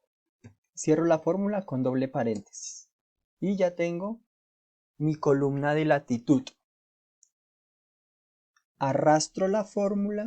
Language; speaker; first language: Spanish; native; Spanish